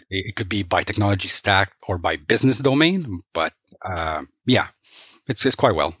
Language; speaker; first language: English; non-native, fluent; French